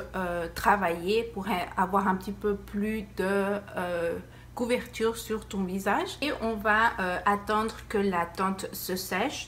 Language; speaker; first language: French; non-native, fluent; Spanish